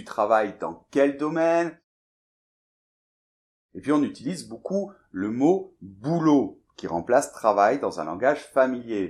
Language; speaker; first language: French; native; French